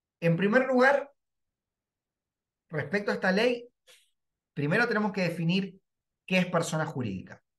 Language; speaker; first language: Spanish; native; Spanish